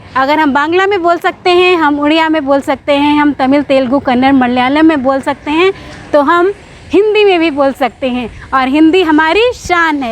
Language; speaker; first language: Hindi; native; Hindi